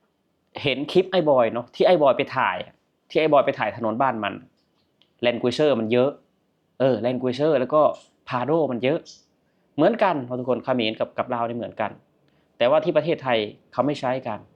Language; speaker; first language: Thai; non-native, local second language; Northeastern Thai